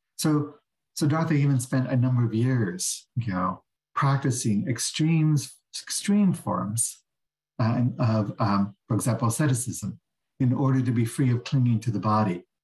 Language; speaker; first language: English; native; English